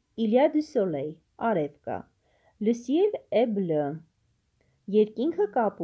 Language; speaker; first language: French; non-native, fluent; Armenian